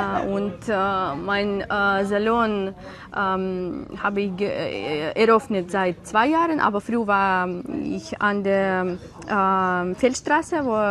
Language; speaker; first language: German; non-native, learner; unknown